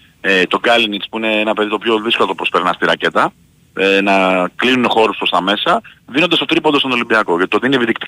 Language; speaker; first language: Greek; native; Greek